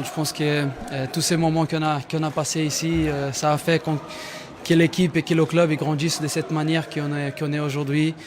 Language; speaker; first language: French; non-native, fluent; Portuguese